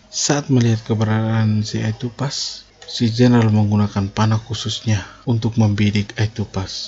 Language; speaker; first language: Indonesian; native; Indonesian